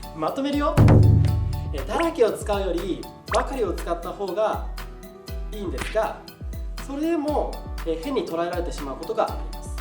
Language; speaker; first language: Japanese; native; Japanese